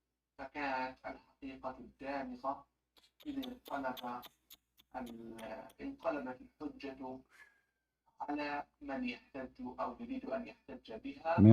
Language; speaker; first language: Arabic; native; Arabic